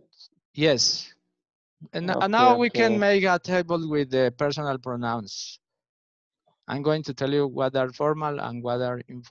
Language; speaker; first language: English; non-native, learner; Spanish